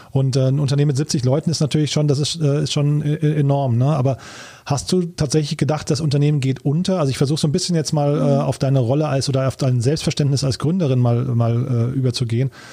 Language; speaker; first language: German; native; German